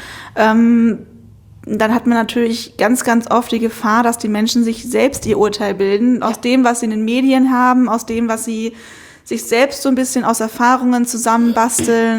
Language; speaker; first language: German; native; German